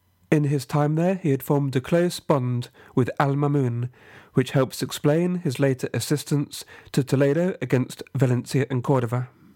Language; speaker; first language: English; native; English